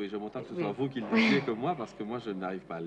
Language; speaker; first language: French; native; French